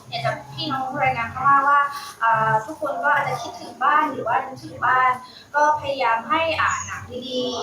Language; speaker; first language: Thai; non-native, fluent; Burmese